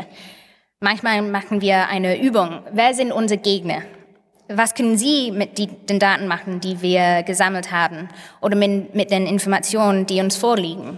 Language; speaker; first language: German; non-native, fluent; English